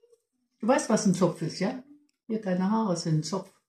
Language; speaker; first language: German; native; German